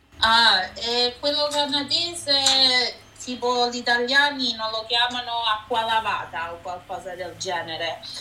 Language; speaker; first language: Italian; early bilingual, heritage; Italian